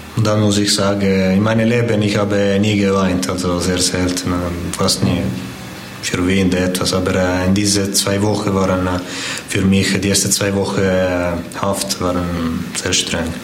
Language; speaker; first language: German; non-native, fluent; Italian